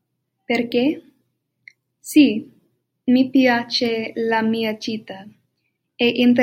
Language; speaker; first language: Italian; non-native, learner; English